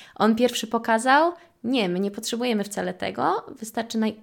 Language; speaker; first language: Polish; native; Polish